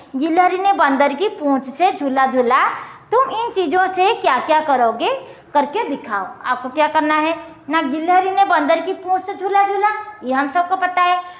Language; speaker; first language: Hindi; non-native, local second language; Odia